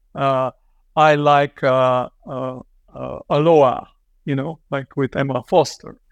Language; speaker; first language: English; non-native, fluent; Dutch